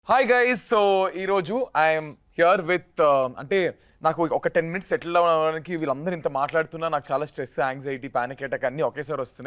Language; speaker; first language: Telugu; native; Telugu